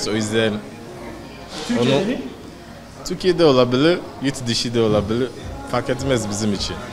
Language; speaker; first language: Turkish; non-native, learner; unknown